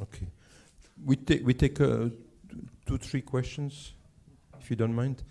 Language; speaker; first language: English; non-native, fluent; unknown